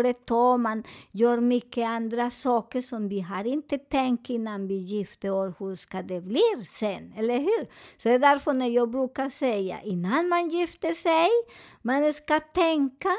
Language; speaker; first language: Swedish; non-native, fluent; Spanish